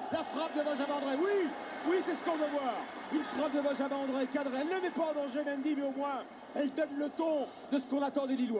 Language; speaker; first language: French; native; French